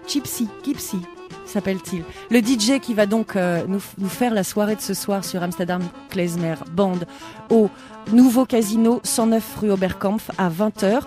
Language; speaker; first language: French; native; French